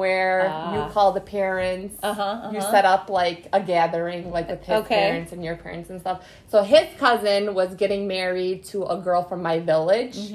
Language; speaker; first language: English; early bilingual, other home language; Arabic